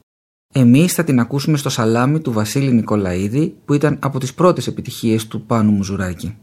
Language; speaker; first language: Greek; native; Greek